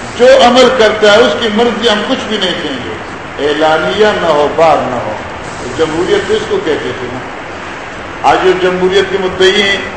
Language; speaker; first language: Urdu; non-native, local second language; Northern Hindko